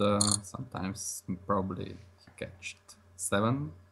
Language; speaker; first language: English; non-native, learner; Russian